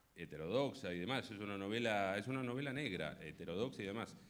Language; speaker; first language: Spanish; native; Spanish